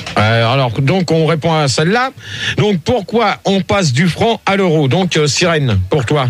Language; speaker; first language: French; native; French